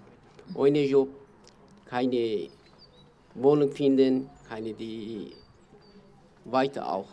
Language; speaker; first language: German; non-native, learner; Kurdish